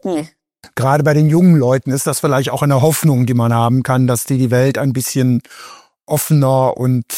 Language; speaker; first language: German; native; German